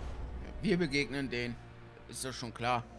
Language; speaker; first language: German; native; German